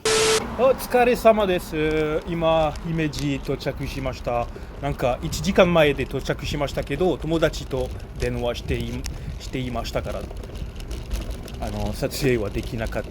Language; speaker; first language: Japanese; non-native, learner; French